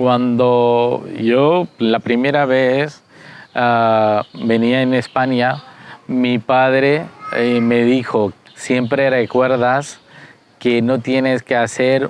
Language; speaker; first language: Spanish; non-native, fluent; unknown